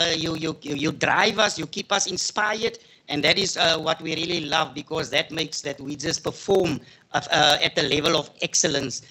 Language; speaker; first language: English; non-native, local second language; Afrikaans